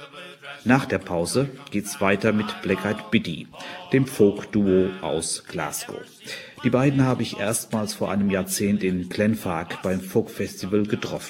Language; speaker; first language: German; native; German